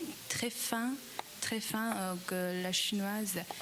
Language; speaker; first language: French; non-native, learner; Chinese